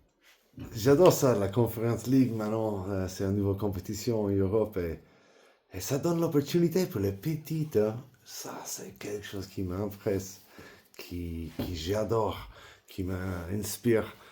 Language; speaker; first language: French; non-native, learner; English